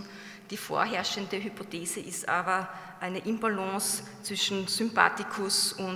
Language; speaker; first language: German; native; German